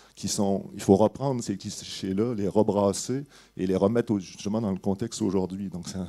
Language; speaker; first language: French; native; French